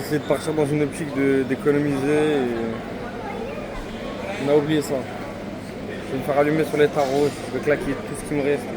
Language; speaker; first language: French; native; French